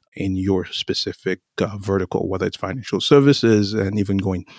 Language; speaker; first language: English; non-native, local second language; Yoruba